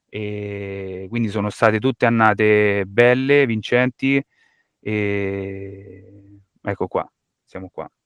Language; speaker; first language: Italian; native; Italian